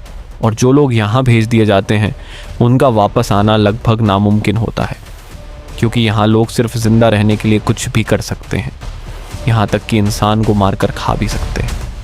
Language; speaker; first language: Hindi; native; Hindi